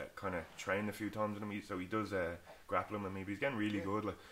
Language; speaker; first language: English; native; English